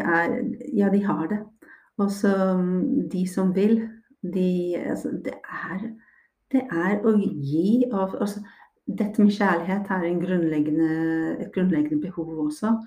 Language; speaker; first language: Norwegian; non-native, fluent; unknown